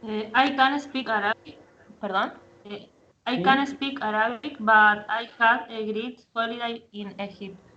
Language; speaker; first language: English; non-native, learner; Spanish